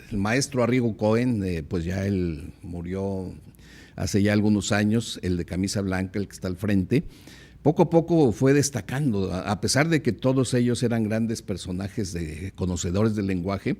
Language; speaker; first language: Spanish; native; Spanish